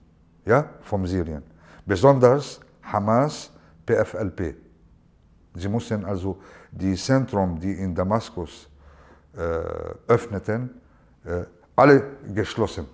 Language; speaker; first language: German; non-native, learner; Arabic